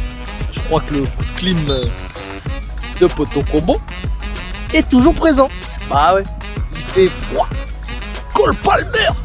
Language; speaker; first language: French; native; French